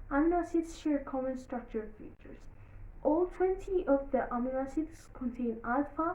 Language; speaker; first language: English; non-native, local second language; Amharic